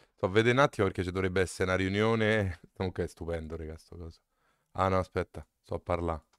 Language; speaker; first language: Italian; native; Italian